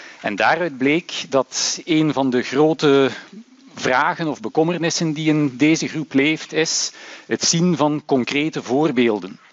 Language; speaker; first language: Dutch; native; Dutch